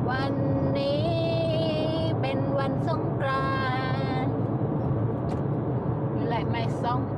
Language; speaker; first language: English; non-native, fluent; Thai